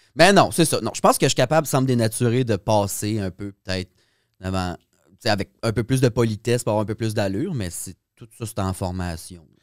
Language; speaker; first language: French; native; French